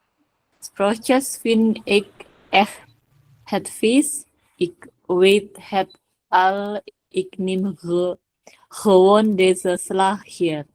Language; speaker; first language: Dutch; non-native, learner; Indonesian